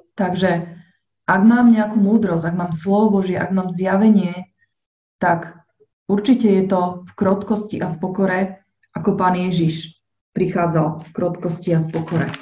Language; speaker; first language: Slovak; native; Slovak